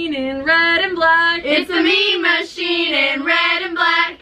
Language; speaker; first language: English; native; English